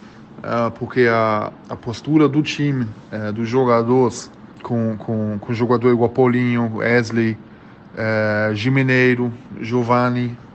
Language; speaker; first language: Portuguese; early bilingual, heritage; German